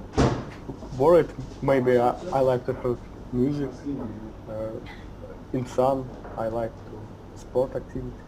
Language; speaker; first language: English; non-native, learner; Russian